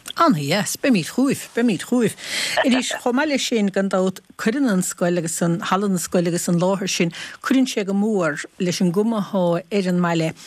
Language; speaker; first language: Irish; native; Irish